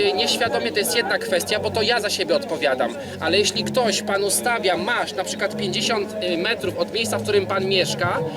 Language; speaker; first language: Polish; native; Polish